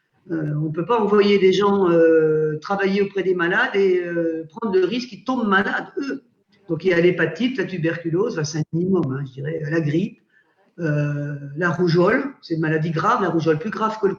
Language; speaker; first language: French; native; French